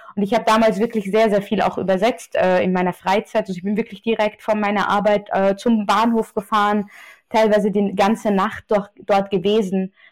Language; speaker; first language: German; native; German